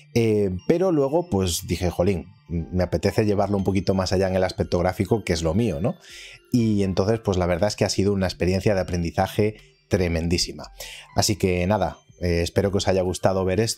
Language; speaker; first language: Spanish; native; Spanish